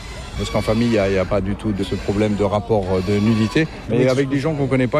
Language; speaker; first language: French; non-native, fluent; Finnish